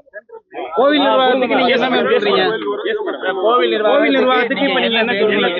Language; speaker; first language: Tamil; native; Tamil